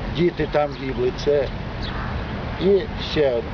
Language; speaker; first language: Russian; non-native, local second language; Ukrainian